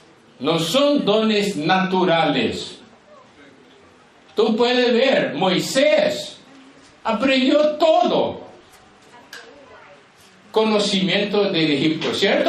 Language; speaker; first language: Spanish; non-native, fluent; Portuguese